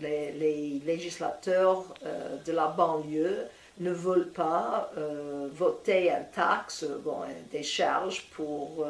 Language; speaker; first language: French; non-native, fluent; English